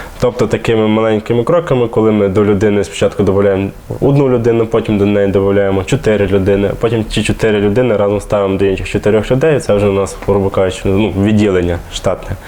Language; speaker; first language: Ukrainian; native; Ukrainian